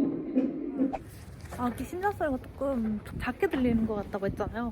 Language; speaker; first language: Korean; native; Korean